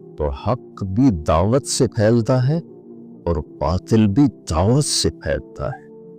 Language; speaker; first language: Urdu; non-native, local second language; Punjabi